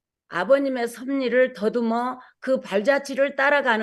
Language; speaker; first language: Korean; native; Korean